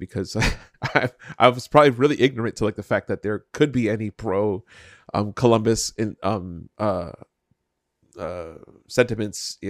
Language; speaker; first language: English; native; English